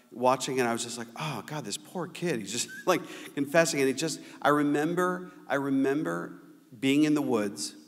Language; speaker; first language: English; native; English